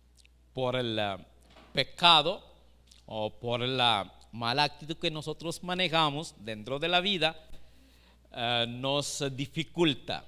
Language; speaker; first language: Spanish; non-native, fluent; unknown